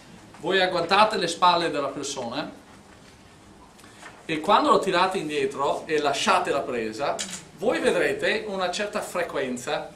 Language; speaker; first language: Italian; native; Italian